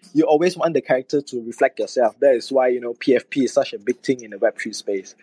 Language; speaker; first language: English; non-native, local second language; Chinese